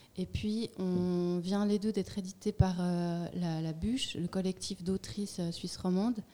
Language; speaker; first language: French; native; French